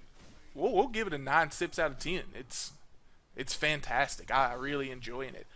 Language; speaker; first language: English; native; English